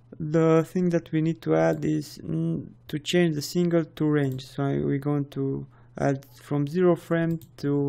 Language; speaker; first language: English; non-native, fluent; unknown